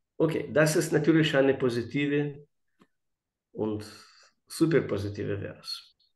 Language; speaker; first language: German; non-native, fluent; Russian